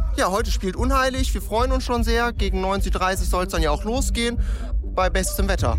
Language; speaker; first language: German; native; German